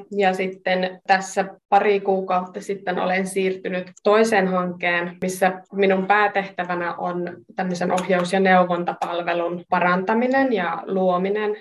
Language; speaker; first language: Finnish; non-native, fluent; Hungarian